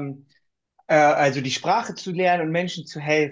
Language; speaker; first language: German; non-native, fluent; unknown